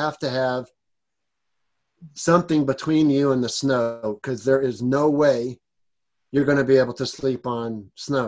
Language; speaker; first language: English; native; English